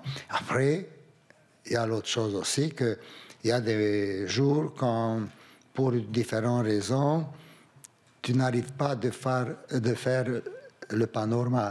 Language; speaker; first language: French; non-native, fluent; Romanian